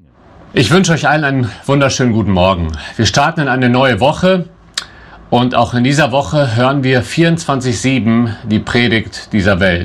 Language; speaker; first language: German; native; German